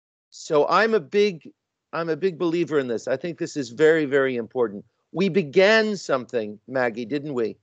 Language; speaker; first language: English; native; English